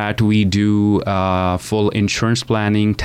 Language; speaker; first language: English; non-native, local second language; Punjabi